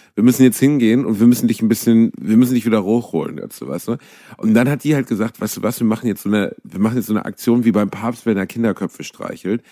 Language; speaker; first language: German; native; German